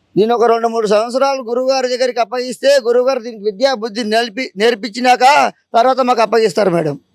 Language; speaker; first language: Telugu; native; Telugu